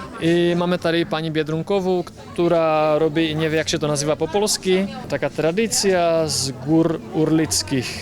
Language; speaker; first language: Polish; non-native, learner; Czech